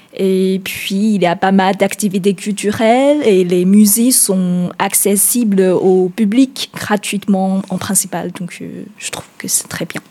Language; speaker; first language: French; non-native, learner; Chinese